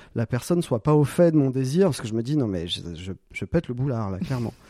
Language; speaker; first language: French; native; French